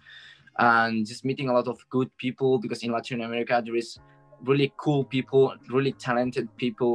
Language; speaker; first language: English; non-native, learner; Spanish